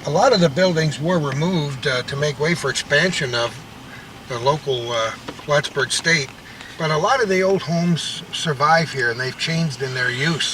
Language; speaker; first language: English; native; English